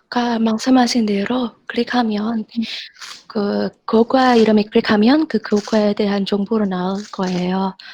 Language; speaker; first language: Korean; non-native, fluent; Indonesian